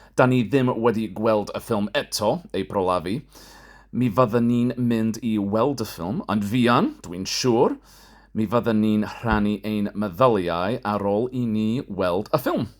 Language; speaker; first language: Welsh; non-native, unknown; English